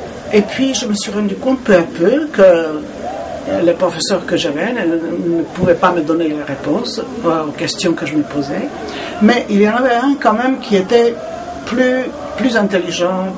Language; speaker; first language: French; non-native, fluent; Serbian